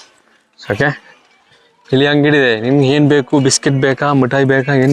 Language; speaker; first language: Kannada; non-native, learner; Malayalam